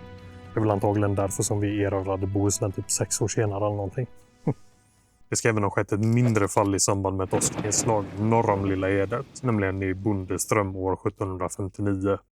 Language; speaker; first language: Swedish; native; Swedish